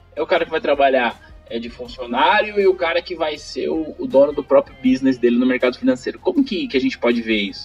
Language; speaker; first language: Portuguese; native; Portuguese